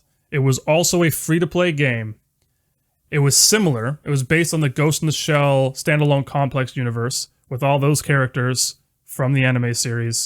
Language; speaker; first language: English; native; English